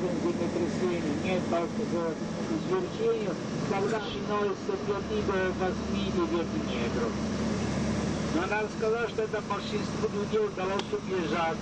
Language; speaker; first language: Russian; non-native, fluent; Italian